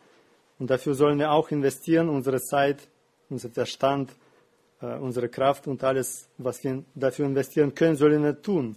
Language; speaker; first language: German; non-native, fluent; Russian